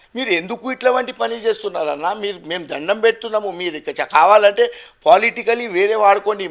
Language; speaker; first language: Telugu; non-native, local second language; Gujarati